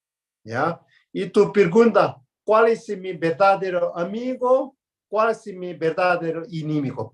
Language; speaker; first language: Spanish; non-native, learner; Tibetan